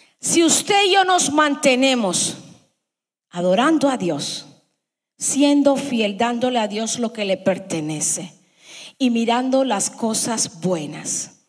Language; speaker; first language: Spanish; early bilingual, heritage; Spanish